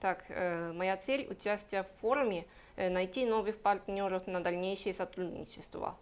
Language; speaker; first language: Russian; non-native, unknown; Japanese